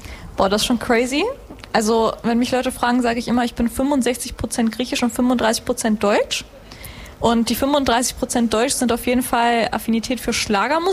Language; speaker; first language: German; early bilingual, other home language; Greek